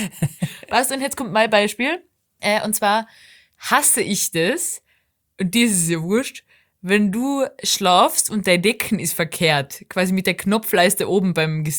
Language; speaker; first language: German; native; German